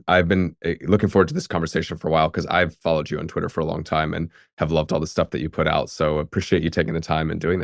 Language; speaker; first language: English; native; English